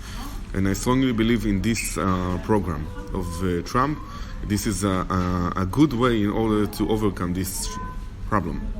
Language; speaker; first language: English; non-native, fluent; Hebrew